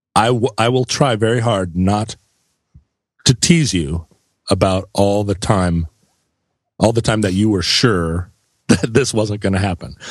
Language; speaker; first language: English; native; English